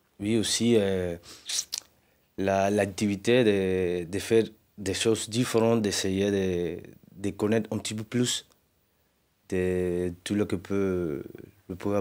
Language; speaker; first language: French; non-native, learner; Spanish